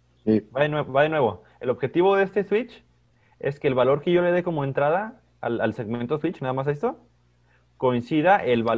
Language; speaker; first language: Spanish; native; Spanish